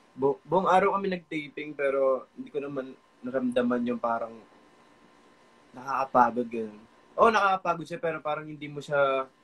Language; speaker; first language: Filipino; non-native, local second language; Pampanga